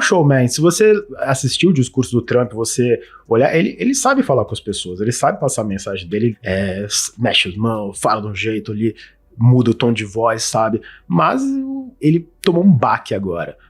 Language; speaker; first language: Portuguese; native; Portuguese